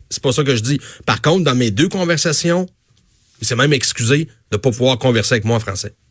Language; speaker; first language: French; native; French